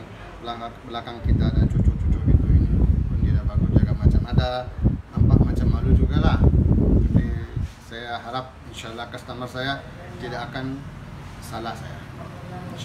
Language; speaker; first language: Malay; non-native, learner; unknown